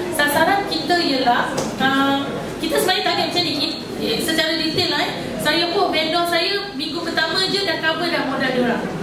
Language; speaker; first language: Malay; native; Malay